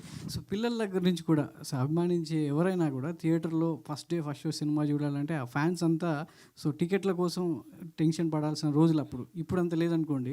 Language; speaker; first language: Telugu; native; Telugu